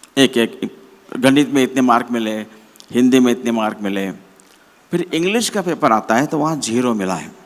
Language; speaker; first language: Hindi; non-native, local second language; Marathi